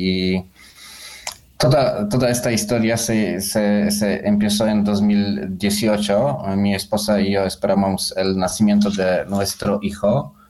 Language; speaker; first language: Spanish; non-native, fluent; Polish